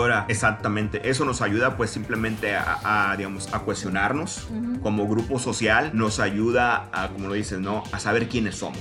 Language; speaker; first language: Spanish; native; Spanish